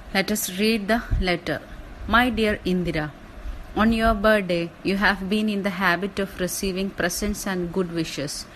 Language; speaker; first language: English; non-native, local second language; Malayalam